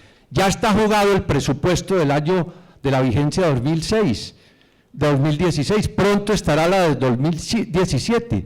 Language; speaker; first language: Spanish; native; Spanish